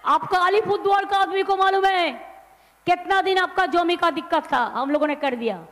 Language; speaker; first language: Hindi; non-native, local second language; Bangla